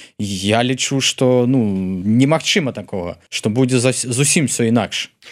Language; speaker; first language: Belarusian; non-native, local second language; Russian